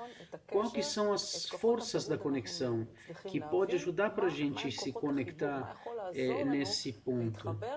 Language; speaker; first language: Portuguese; non-native, fluent; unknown